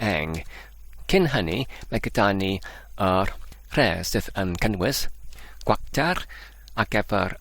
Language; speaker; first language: Welsh; non-native, fluent; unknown